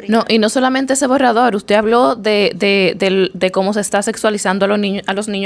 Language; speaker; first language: Spanish; native; Spanish